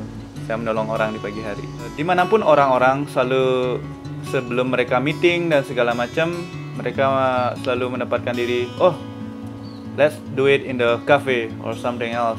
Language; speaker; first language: Indonesian; non-native, local second language; Balinese